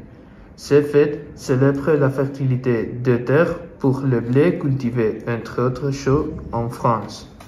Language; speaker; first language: French; non-native, learner; Spanish